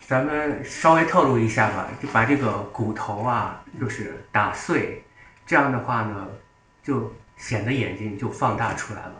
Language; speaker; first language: Chinese; native; Chinese